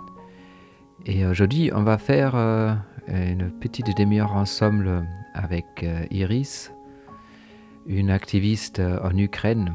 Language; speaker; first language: French; non-native, fluent; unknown